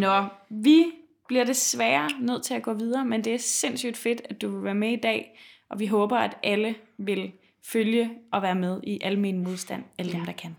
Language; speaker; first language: Danish; native; Danish